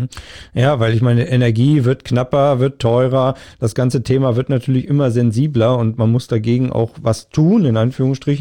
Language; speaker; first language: German; native; German